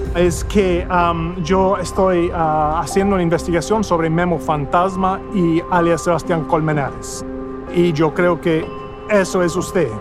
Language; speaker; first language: Spanish; non-native, fluent; English